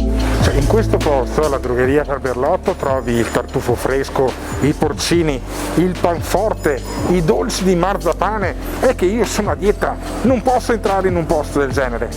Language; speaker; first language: Italian; native; Italian